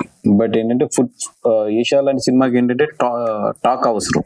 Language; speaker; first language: Telugu; native; Telugu